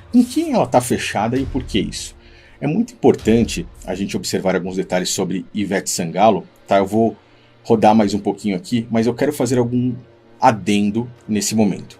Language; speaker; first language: Portuguese; native; Portuguese